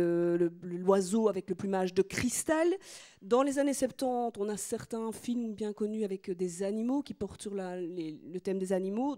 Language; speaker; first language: French; native; French